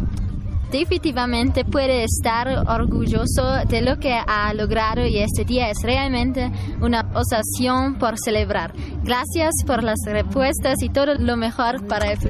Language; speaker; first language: Spanish; non-native, learner; German